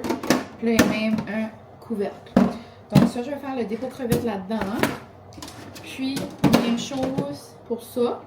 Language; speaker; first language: French; native; French